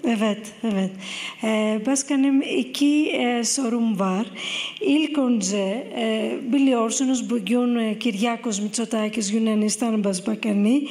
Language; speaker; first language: Turkish; non-native, fluent; Greek